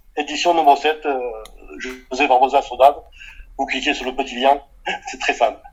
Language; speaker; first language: French; early bilingual, other home language; Portuguese